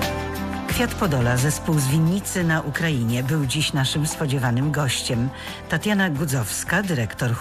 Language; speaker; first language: Polish; native; Polish